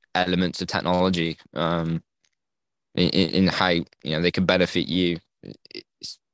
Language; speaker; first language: English; native; English